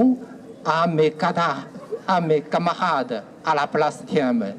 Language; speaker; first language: French; non-native, fluent; Chinese